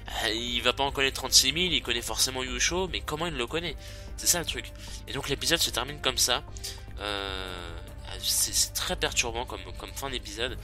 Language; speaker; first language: French; native; French